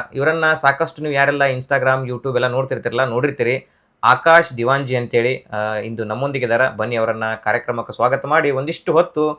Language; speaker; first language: Kannada; native; Kannada